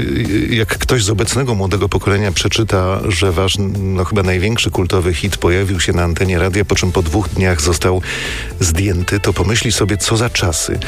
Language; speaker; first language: Polish; native; Polish